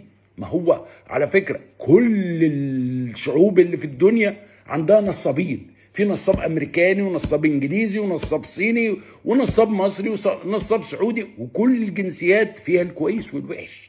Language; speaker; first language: Arabic; native; Arabic